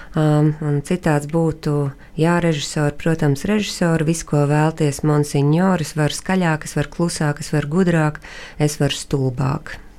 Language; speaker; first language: Latvian; native; Latvian